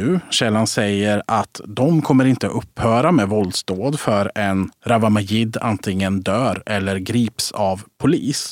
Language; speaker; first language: Swedish; native; Swedish